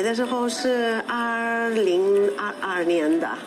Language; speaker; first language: Chinese; non-native, fluent; Spanish